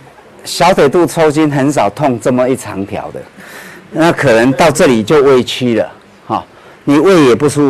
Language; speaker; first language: Chinese; native; Chinese